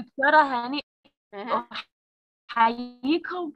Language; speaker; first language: Indonesian; non-native, learner; Arabic